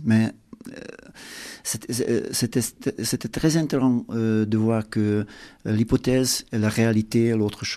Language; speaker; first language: French; non-native, learner; Hungarian